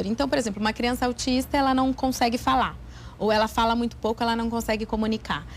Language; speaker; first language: Portuguese; native; Portuguese